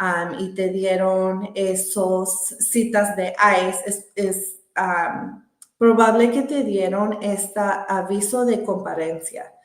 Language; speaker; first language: Spanish; early bilingual, heritage; Spanish